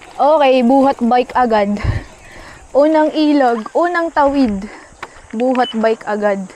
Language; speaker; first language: Filipino; native; Filipino